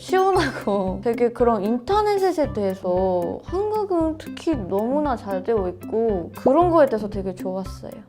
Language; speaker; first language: Korean; non-native, fluent; Japanese